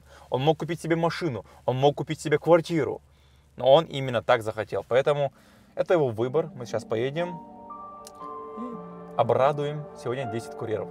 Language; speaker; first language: Russian; native; Russian